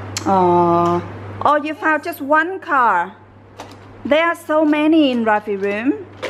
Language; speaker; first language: English; non-native, fluent; Vietnamese